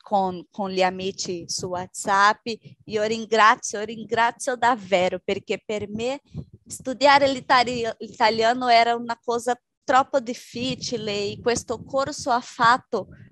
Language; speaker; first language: Italian; non-native, learner; Portuguese